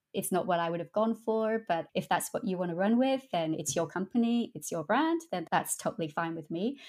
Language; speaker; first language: English; native; English